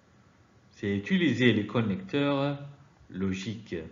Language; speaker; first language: French; non-native, fluent; Arabic